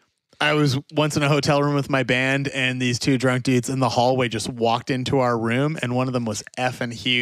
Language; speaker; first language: English; native; English